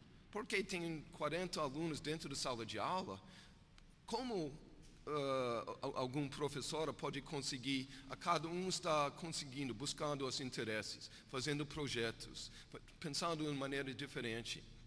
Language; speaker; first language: Portuguese; non-native, learner; English